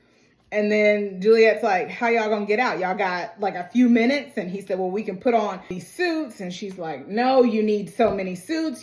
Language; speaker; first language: English; native; English